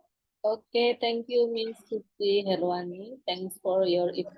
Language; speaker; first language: English; non-native, fluent; Indonesian